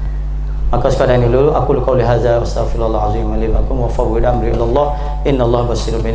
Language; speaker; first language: Malay; native; Malay